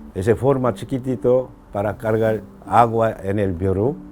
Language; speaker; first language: Spanish; non-native, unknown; Korean